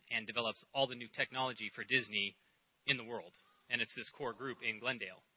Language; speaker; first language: English; native; English